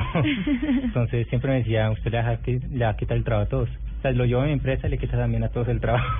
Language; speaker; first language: Spanish; native; Spanish